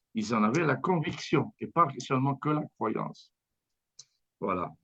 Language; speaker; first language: French; native; French